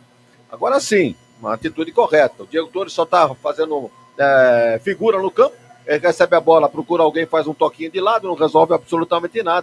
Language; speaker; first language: Portuguese; native; Portuguese